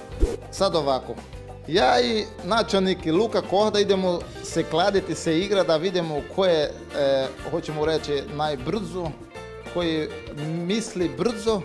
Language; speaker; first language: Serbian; non-native, learner; Portuguese